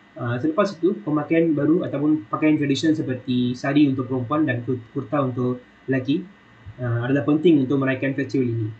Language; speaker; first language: Malay; non-native, local second language; Tamil